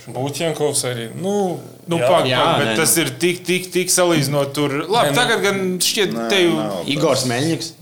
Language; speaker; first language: Latvian; non-native, local second language; Russian